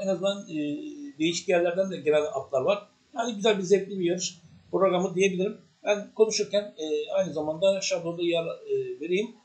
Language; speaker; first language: Turkish; native; Turkish